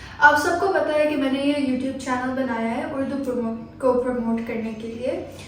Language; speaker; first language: Urdu; early bilingual, heritage; Urdu